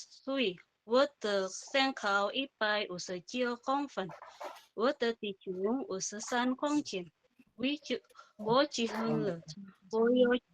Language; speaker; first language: Chinese; non-native, learner; Indonesian